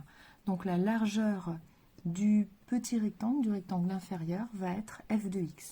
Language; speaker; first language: French; native; French